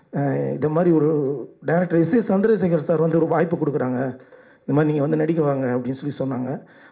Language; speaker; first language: Tamil; native; Tamil